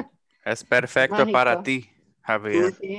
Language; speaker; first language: Spanish; non-native, learner; English